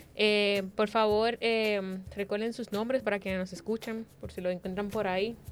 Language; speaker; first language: Spanish; native; Spanish